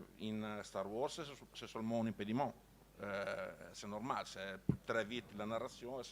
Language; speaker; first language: French; non-native, learner; Italian